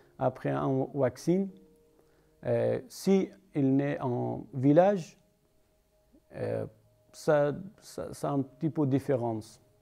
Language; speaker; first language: French; non-native, learner; Persian